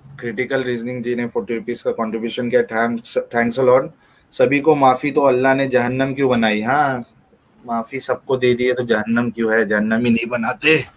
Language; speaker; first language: Hindi; native; Hindi